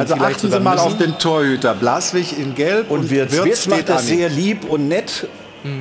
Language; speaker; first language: German; native; German